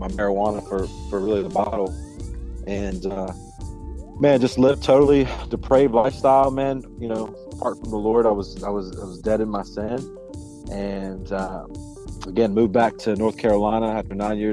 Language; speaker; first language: English; native; English